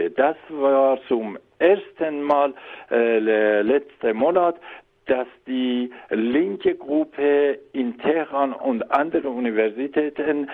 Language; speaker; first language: German; non-native, learner; Persian